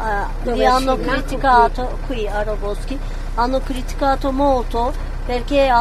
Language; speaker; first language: Italian; non-native, learner; Kurdish